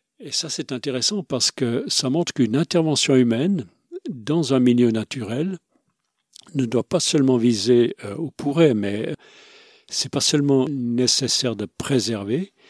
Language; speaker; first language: French; non-native, local second language; Swiss German